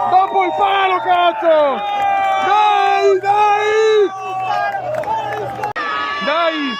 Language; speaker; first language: Italian; native; Italian